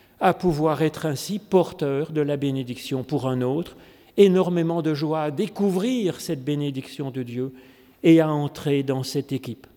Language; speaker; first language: French; native; French